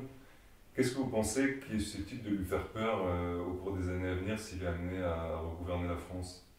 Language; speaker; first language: French; native; French